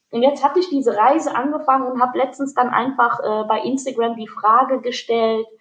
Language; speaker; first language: German; early bilingual, other home language; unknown